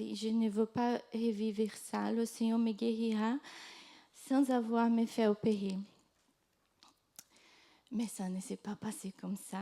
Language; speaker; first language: French; non-native, fluent; Portuguese